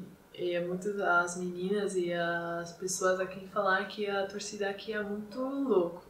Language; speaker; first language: Portuguese; non-native, fluent; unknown